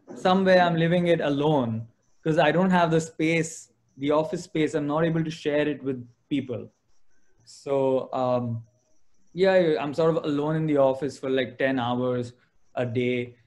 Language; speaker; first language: English; non-native, local second language; Gujarati